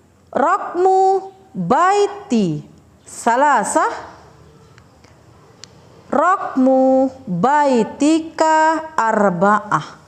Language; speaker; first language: Arabic; non-native, fluent; Indonesian